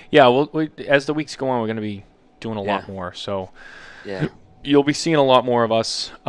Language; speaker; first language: English; native; English